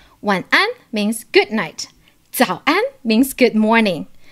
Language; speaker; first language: English; early bilingual, other home language; Chinese